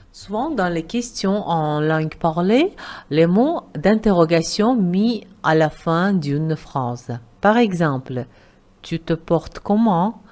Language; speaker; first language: French; non-native, fluent; Uzbek